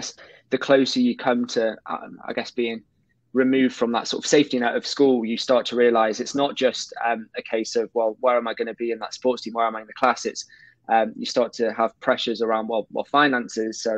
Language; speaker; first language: English; native; English